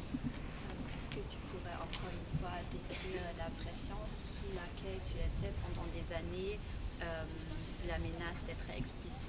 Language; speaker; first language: French; non-native, fluent; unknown